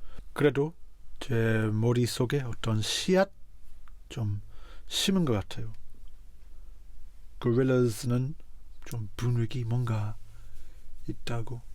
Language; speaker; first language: Korean; non-native, fluent; English